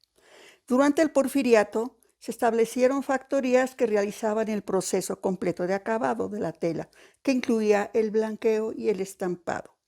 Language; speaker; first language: Spanish; native; Spanish